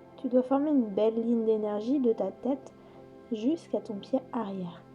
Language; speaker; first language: French; native; French